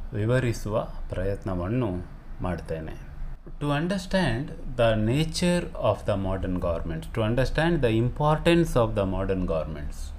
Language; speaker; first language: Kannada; non-native, local second language; Konkani